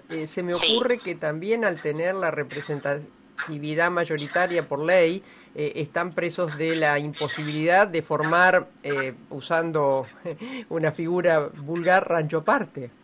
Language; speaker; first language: Spanish; native; Spanish